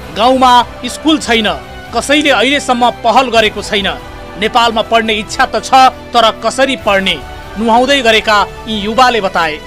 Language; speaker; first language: Nepali; native; Nepali